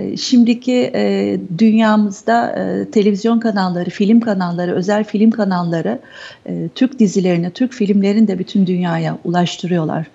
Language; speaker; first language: Turkish; native; Turkish